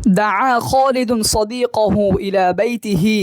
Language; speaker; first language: Arabic; non-native, learner; Bangla